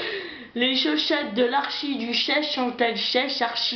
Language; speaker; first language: French; native; French